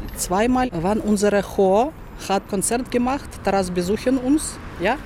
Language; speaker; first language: German; non-native, learner; Ukrainian